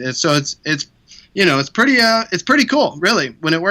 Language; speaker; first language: English; native; English